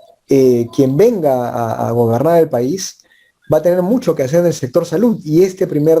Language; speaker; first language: Spanish; native; Spanish